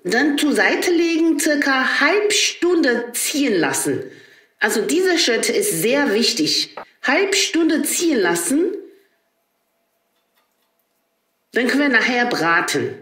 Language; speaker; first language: German; non-native, learner; Chinese